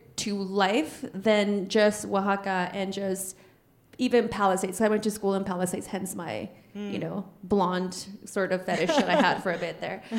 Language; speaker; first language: English; early bilingual, other home language; Spanish